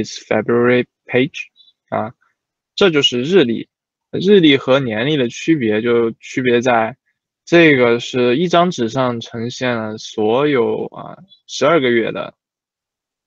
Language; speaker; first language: Chinese; native; Chinese